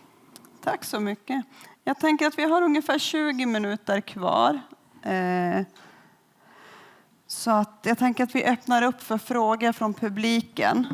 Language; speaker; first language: Swedish; native; Swedish